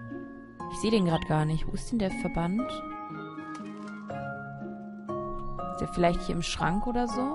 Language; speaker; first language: German; native; German